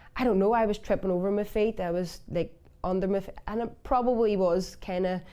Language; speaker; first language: English; native; English